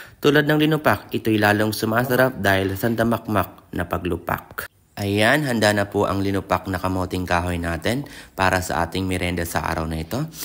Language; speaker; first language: Filipino; non-native, local second language; Bikol